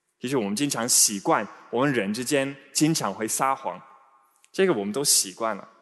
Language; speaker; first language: Chinese; non-native, fluent; English